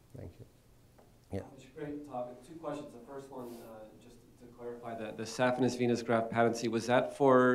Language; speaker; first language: English; native; English